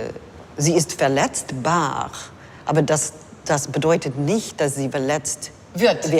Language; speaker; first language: German; non-native, fluent; English